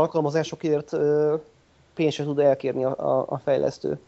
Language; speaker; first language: Hungarian; native; Hungarian